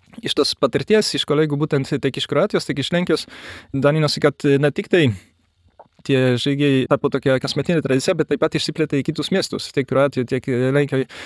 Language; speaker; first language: Lithuanian; native; Lithuanian